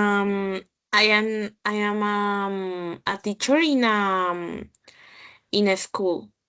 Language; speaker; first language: English; non-native, learner; Spanish